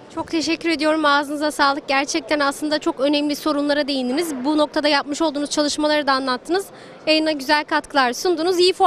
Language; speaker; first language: Turkish; native; Turkish